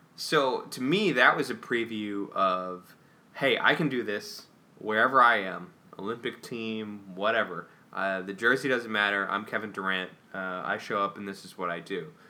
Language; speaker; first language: English; native; English